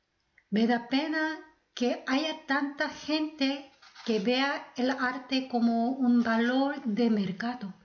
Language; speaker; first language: Spanish; non-native, fluent; Korean